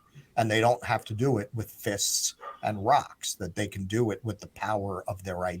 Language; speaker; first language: English; native; English